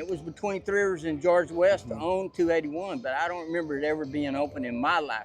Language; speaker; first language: English; native; English